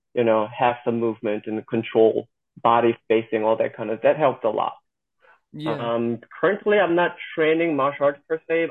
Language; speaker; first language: English; non-native, fluent; Korean